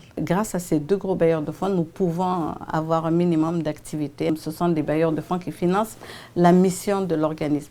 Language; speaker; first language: French; native; French